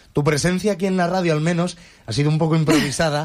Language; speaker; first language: Spanish; native; Spanish